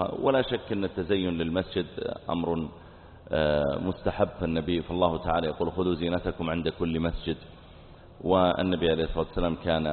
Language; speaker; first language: Arabic; native; Arabic